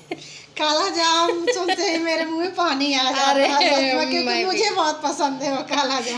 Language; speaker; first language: Hindi; native; Hindi